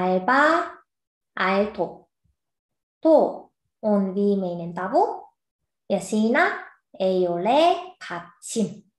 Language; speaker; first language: Finnish; non-native, fluent; Korean